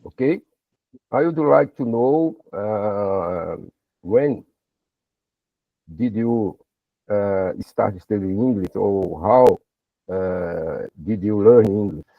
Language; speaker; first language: English; non-native, learner; Portuguese